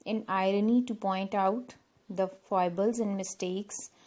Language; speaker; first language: English; non-native, local second language; Urdu